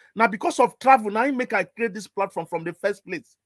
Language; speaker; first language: English; non-native, local second language; Igbo